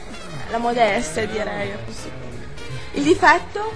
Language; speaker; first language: Italian; native; Italian